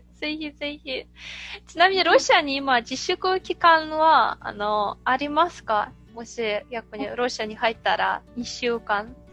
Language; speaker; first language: Japanese; non-native, fluent; Russian